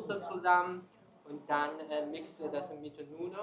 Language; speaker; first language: German; non-native, learner; Chinese